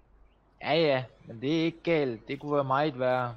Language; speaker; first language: Danish; native; Danish